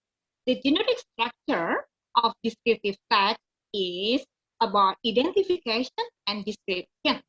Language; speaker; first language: English; non-native, learner; Indonesian